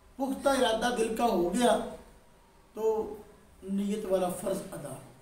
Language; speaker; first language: Urdu; non-native, local second language; Punjabi